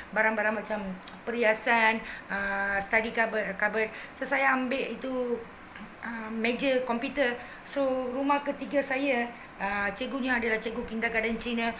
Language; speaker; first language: Malay; non-native, local second language; Tamil